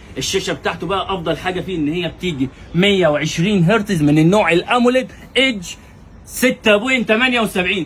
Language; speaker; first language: Arabic; native; Arabic